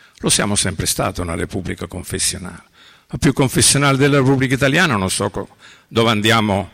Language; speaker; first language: Italian; native; Italian